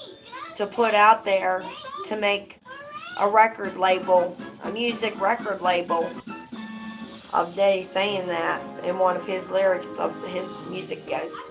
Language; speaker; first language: English; native; English